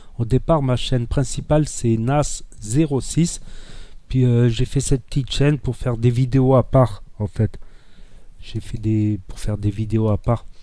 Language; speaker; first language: French; native; French